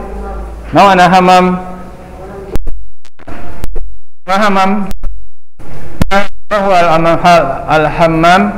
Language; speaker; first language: Arabic; non-native, fluent; Indonesian